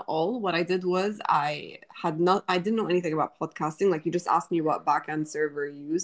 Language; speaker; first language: English; non-native, fluent; Arabic